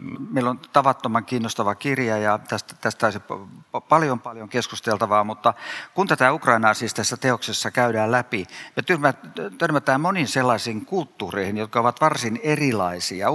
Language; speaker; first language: Finnish; native; Finnish